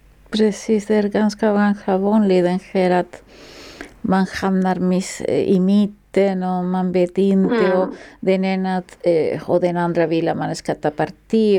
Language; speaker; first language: Swedish; non-native, fluent; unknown